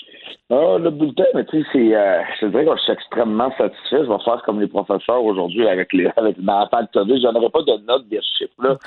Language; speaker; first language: French; native; French